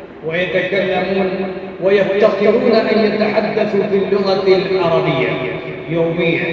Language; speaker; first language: Arabic; non-native, fluent; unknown